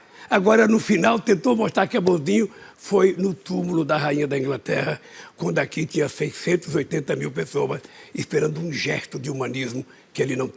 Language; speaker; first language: Portuguese; native; Portuguese